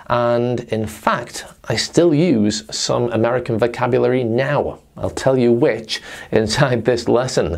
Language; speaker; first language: English; native; English